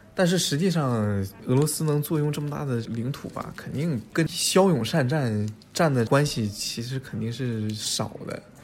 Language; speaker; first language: Chinese; native; Chinese